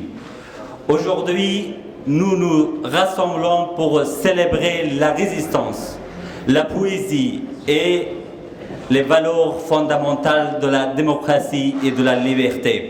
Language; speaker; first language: French; non-native, fluent; Persian